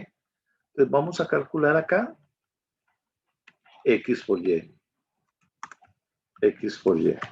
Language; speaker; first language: Spanish; native; Spanish